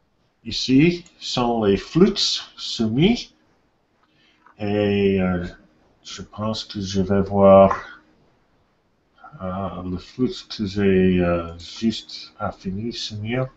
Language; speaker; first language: French; non-native, learner; English